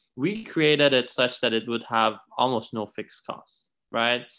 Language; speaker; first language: English; non-native, fluent; Persian